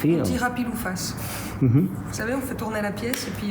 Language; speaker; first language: French; native; French